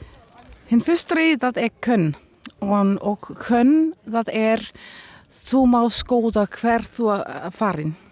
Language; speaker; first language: Icelandic; non-native, learner; Danish